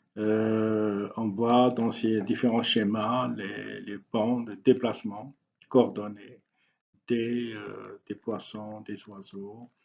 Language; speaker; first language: French; non-native, local second language; Arabic